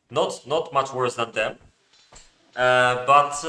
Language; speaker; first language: English; non-native, fluent; Polish